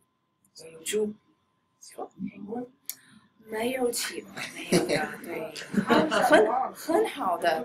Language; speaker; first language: Chinese; non-native, fluent; English